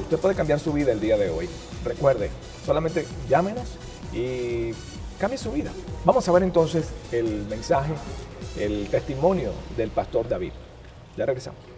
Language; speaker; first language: Spanish; native; Spanish